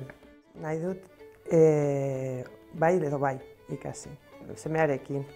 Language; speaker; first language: Basque; non-native, local second language; Spanish